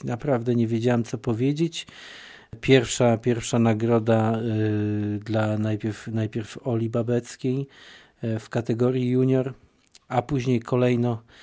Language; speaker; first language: Polish; native; Polish